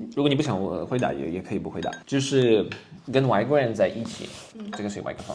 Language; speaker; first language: Chinese; non-native, fluent; Polish